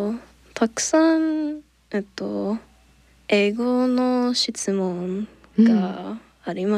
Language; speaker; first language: Japanese; non-native, learner; English